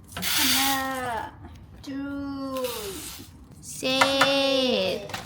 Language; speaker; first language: Korean; non-native, learner; Vietnamese